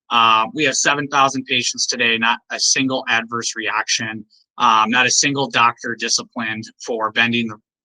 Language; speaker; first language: English; native; English